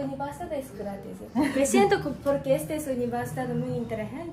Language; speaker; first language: Spanish; non-native, learner; Japanese